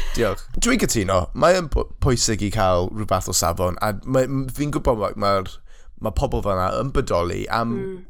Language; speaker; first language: Welsh; non-native, local second language; English